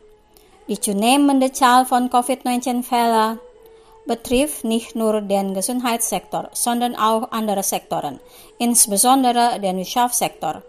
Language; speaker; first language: German; non-native, fluent; Indonesian